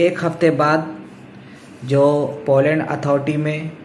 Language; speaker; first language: Hindi; non-native, local second language; Urdu